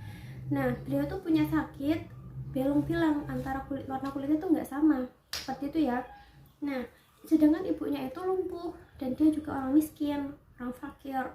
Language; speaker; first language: Indonesian; native; Indonesian